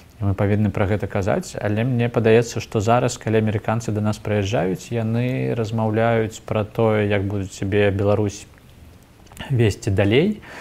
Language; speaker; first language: Belarusian; non-native, local second language; Russian